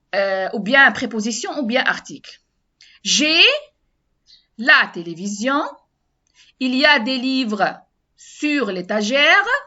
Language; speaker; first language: French; non-native, learner; Arabic